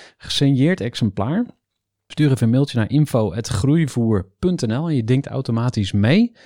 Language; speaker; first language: Dutch; native; Dutch